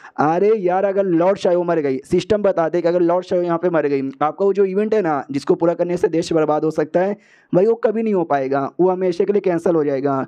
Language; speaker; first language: Hindi; native; Hindi